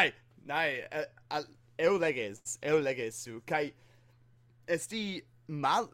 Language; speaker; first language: Greek; non-native, fluent; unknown